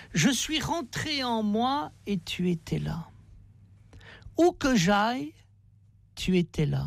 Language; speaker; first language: French; native; French